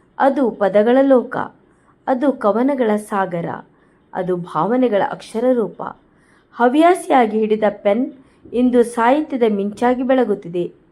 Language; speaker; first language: Kannada; non-native, local second language; Konkani